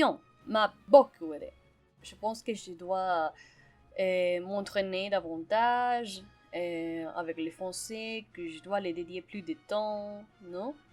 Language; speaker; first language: French; non-native, fluent; Spanish